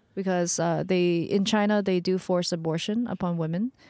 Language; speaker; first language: English; early bilingual, other home language; Chinese